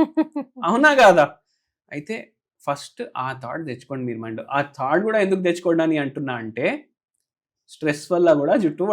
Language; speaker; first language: Telugu; native; Telugu